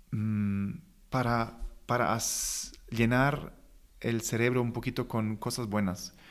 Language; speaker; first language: Spanish; non-native, fluent; German